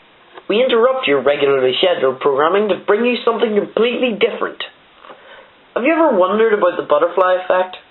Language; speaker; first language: English; native; English